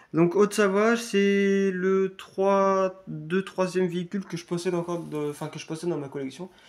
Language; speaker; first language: French; native; French